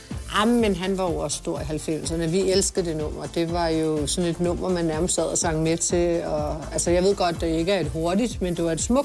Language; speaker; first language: Danish; native; Danish